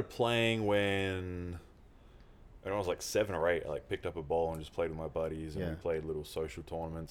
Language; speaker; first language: English; native; English